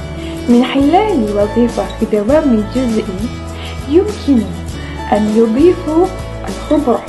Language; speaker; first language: Arabic; non-native, learner; Malay